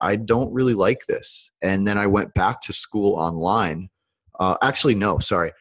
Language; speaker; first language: English; native; English